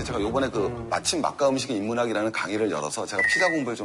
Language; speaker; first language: Korean; native; Korean